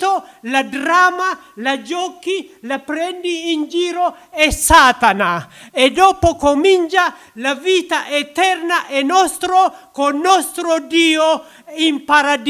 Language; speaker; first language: Italian; non-native, learner; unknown